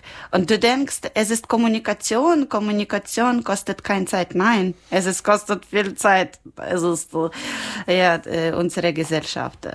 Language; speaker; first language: German; non-native, learner; Ukrainian